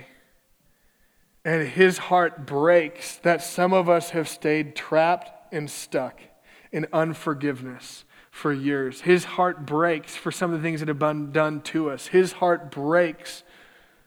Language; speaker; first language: English; native; English